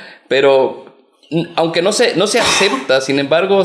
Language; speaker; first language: Spanish; native; Spanish